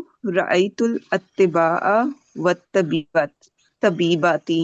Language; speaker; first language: Arabic; non-native, learner; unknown